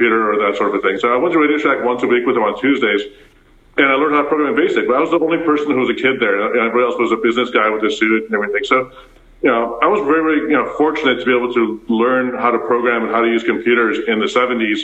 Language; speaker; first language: English; early bilingual, other home language; Afrikaans